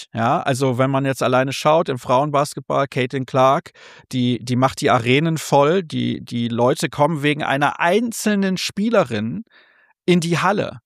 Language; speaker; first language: German; native; German